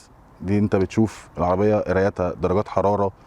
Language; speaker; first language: Arabic; native; Arabic